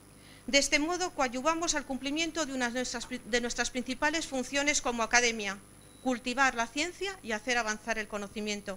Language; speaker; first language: Spanish; native; Spanish